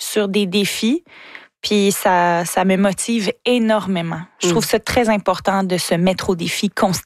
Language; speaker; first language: French; native; French